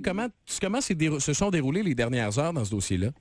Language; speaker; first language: French; native; French